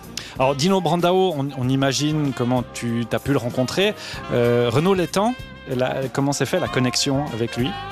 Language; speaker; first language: French; native; French